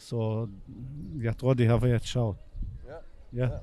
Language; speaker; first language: Danish; non-native, fluent; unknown